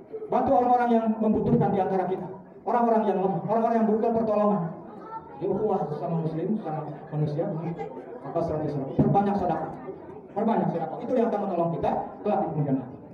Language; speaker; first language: Indonesian; native; Indonesian